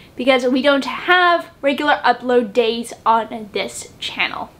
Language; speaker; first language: English; native; English